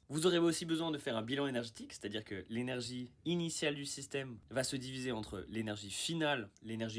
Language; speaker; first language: French; native; French